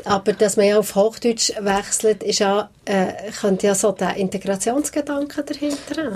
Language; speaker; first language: German; native; German